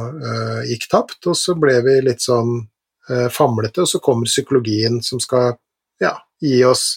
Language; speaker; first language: Norwegian; native; Norwegian